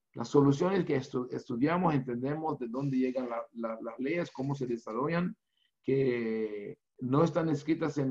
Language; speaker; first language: Spanish; non-native, fluent; Hebrew